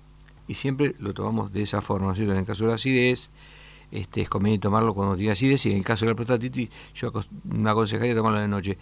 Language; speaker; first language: Spanish; native; Spanish